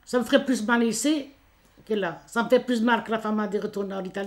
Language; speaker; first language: French; early bilingual, other home language; Italian